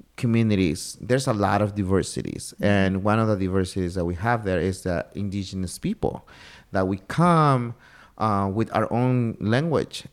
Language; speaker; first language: English; non-native, fluent; Spanish